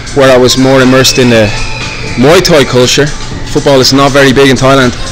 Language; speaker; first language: English; native; English